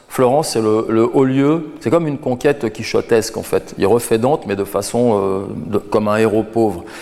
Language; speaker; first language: French; native; French